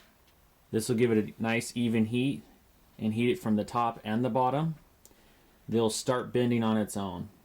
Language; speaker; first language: English; native; English